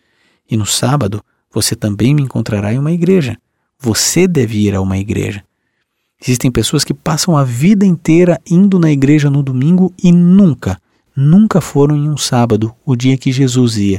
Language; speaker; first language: Portuguese; native; Portuguese